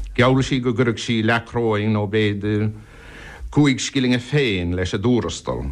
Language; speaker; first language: Irish; non-native, local second language; English